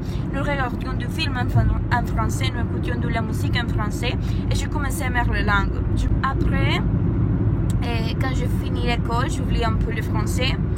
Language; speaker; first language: French; non-native, learner; Spanish